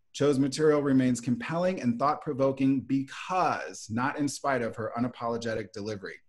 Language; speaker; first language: English; native; English